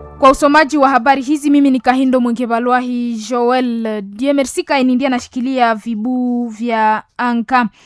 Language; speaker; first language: Swahili; non-native, local second language; Nande